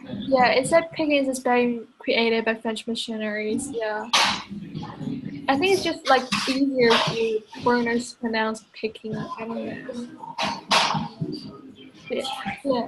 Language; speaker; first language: English; non-native, fluent; Chinese